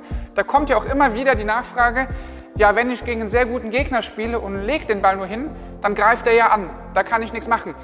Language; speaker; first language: German; native; German